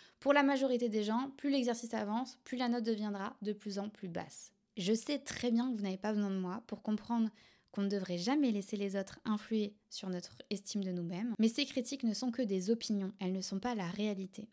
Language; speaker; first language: French; native; French